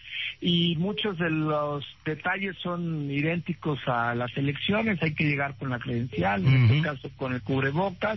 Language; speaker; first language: Spanish; native; Spanish